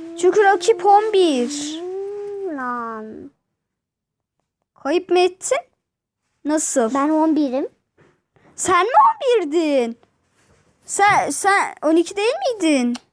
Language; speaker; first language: Turkish; native; Turkish